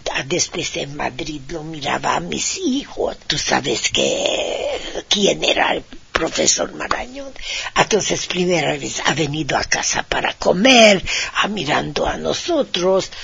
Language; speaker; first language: Spanish; non-native, fluent; Hungarian